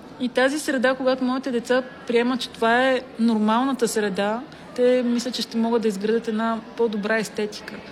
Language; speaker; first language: Bulgarian; native; Bulgarian